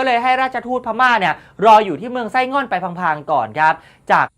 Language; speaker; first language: Thai; native; Thai